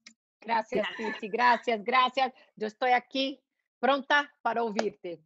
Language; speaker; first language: Spanish; non-native, learner; Portuguese